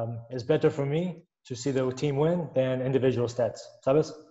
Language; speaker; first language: English; native; English